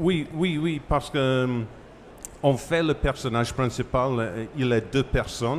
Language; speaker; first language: French; non-native, fluent; English